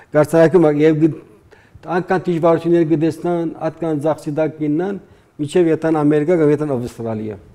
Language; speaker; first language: Armenian; early bilingual, heritage; Armenian